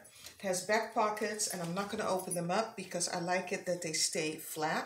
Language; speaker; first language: English; non-native, fluent; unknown